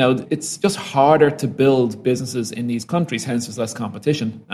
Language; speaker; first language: English; native; English